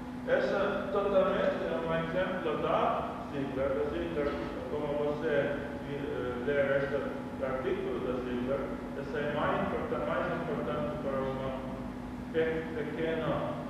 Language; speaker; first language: Portuguese; non-native, learner; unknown